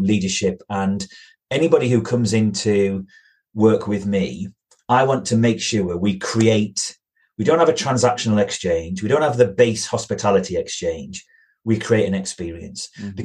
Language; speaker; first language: English; native; English